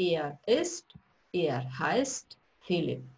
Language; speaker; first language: German; non-native, fluent; Russian